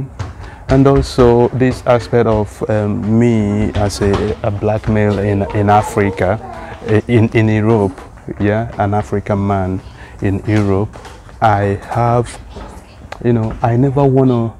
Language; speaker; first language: English; non-native, local second language; Igbo